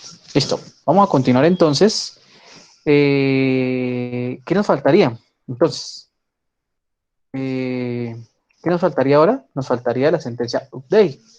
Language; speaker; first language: Spanish; native; Spanish